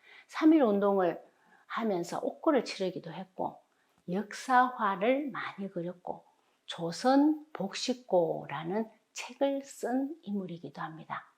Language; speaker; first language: Korean; native; Korean